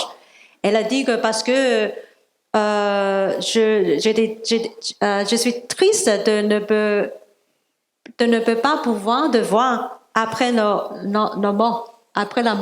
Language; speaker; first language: French; non-native, learner; Cantonese